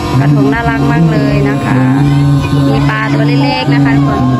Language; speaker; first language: Thai; non-native, local second language; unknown